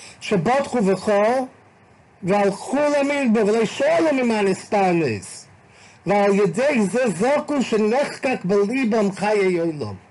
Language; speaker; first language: Hebrew; non-native, fluent; English